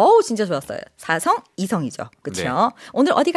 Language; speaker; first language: Korean; native; Korean